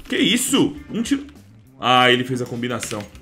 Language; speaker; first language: Portuguese; native; Portuguese